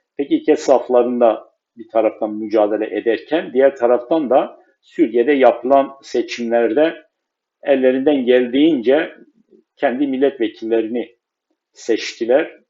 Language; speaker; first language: Turkish; non-native, local second language; Kurdish